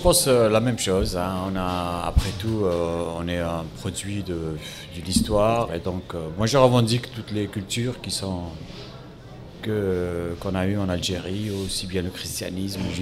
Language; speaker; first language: French; non-native, local second language; Arabic